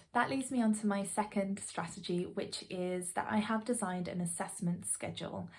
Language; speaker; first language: English; native; English